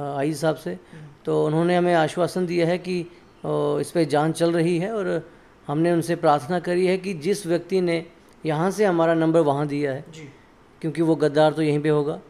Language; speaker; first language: Hindi; native; Hindi